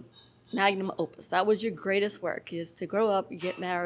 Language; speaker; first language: English; native; English